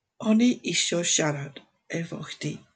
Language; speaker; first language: Welsh; non-native, learner; English